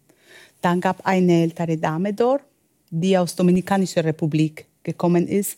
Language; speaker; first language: German; non-native, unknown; Spanish